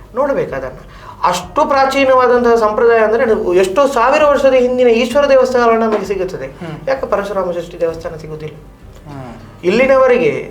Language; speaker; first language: Kannada; non-native, local second language; Tulu